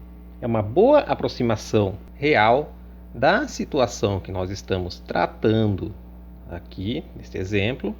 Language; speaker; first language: Portuguese; native; Portuguese